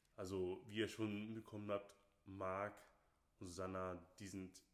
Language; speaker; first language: German; non-native, fluent; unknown